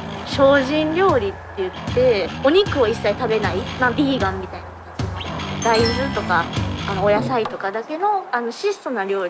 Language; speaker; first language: Japanese; native; Japanese